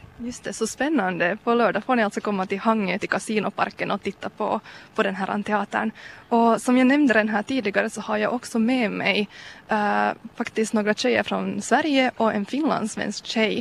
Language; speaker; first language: Swedish; native; Swedish